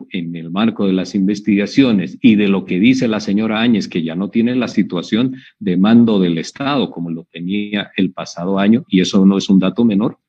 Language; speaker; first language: Spanish; native; Spanish